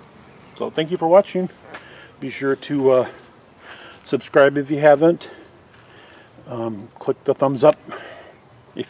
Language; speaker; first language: English; native; English